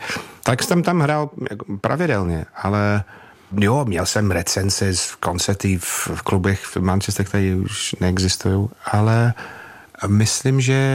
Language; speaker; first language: Czech; non-native, fluent; English